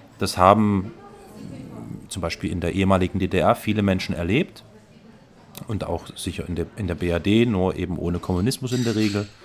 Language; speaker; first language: German; native; German